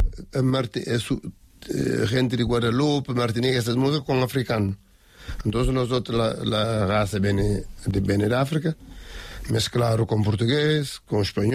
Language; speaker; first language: Spanish; non-native, learner; Kabuverdianu